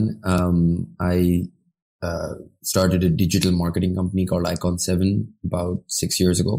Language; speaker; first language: English; non-native, local second language; Urdu